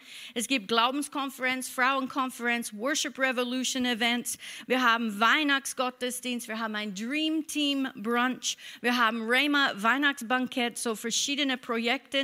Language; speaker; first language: German; non-native, fluent; English